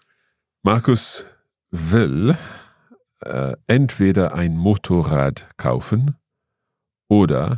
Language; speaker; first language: German; non-native, learner; English